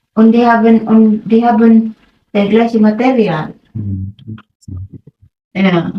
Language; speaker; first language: German; non-native, learner; Filipino